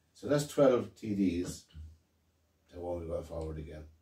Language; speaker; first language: English; native; English